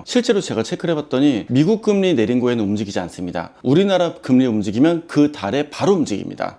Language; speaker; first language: Korean; native; Korean